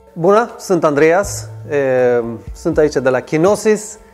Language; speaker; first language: Romanian; non-native, fluent; Swedish